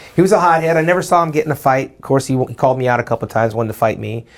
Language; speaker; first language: English; native; English